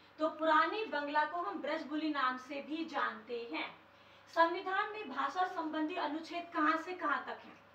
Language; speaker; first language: Hindi; native; Hindi